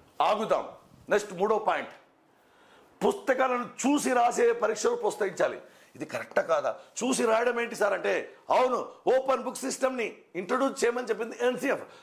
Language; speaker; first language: Telugu; non-native, local second language; Kannada